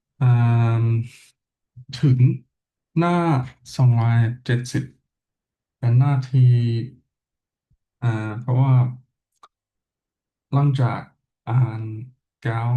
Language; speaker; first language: Thai; non-native, learner; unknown